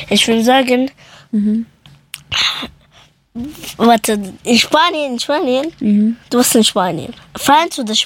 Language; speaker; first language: German; early bilingual, other home language; Persian